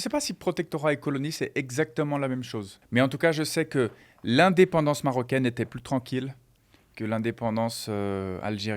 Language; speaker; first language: French; non-native, fluent; Portuguese